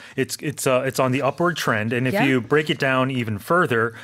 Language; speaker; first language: English; native; English